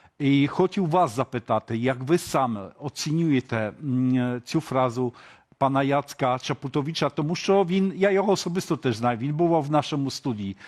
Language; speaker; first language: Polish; non-native, learner; Ukrainian